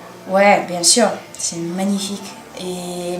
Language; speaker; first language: French; non-native, learner; Bulgarian